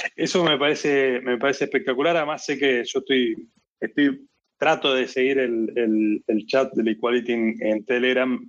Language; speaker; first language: Spanish; native; Spanish